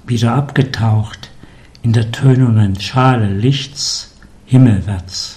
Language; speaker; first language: German; native; German